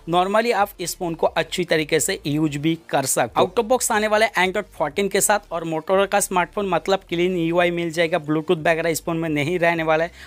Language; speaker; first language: Hindi; native; Hindi